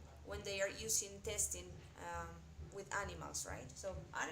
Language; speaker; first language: English; non-native, fluent; Spanish